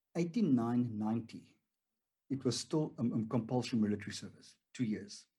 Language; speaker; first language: English; non-native, local second language; Afrikaans